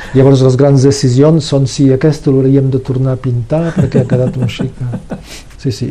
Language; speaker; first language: Catalan; native; Catalan